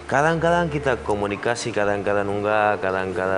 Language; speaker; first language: Indonesian; non-native, learner; Spanish